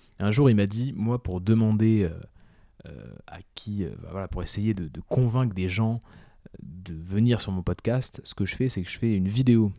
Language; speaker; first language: French; native; French